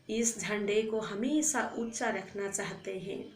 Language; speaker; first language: Hindi; non-native, local second language; Assamese